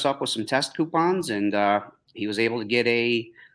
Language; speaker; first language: English; native; English